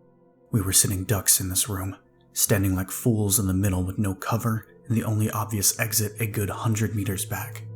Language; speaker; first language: English; native; English